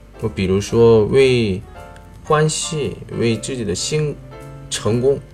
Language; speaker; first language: Chinese; non-native, learner; Korean